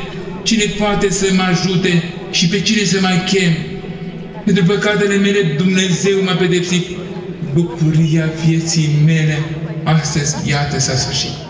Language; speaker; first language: Romanian; native; Romanian